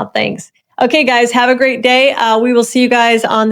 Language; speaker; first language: English; native; English